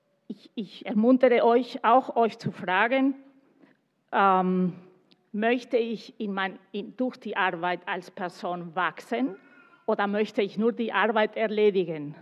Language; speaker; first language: German; non-native, fluent; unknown